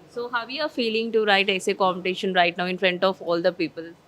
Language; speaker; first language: English; non-native, local second language; Telugu